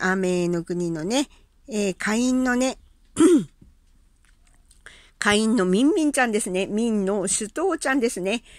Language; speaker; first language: Japanese; native; Japanese